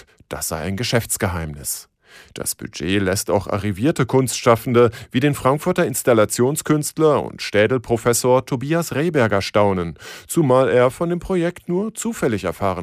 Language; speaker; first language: German; native; German